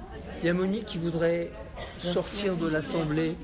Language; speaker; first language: French; native; French